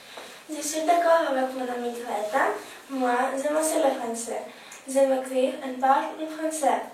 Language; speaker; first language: French; non-native, learner; Greek